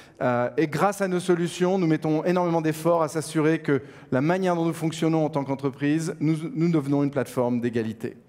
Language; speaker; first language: French; native; French